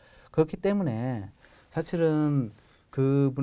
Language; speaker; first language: Korean; native; Korean